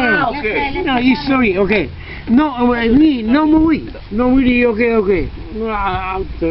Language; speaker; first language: English; non-native, learner; French